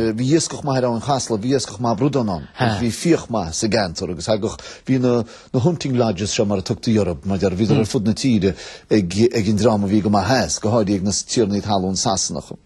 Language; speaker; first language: Irish; native; Irish